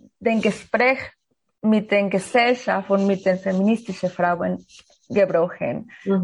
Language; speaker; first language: German; non-native, learner; Spanish